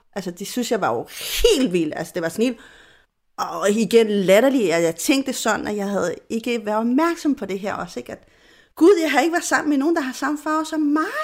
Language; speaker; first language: Danish; non-native, fluent; Spanish